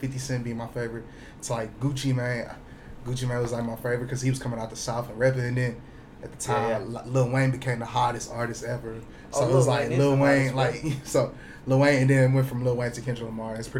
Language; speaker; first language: English; native; English